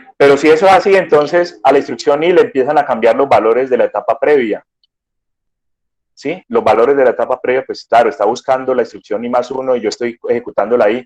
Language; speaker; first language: Spanish; native; Spanish